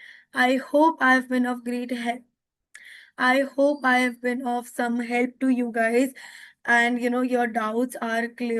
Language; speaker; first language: English; non-native, local second language; Hindi